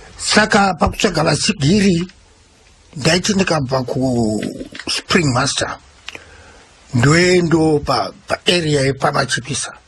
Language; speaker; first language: Shona; native; Shona